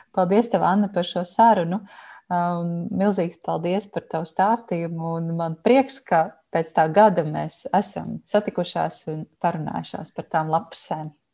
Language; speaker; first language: Latvian; native; Latvian